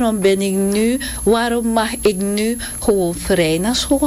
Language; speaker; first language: Dutch; non-native, local second language; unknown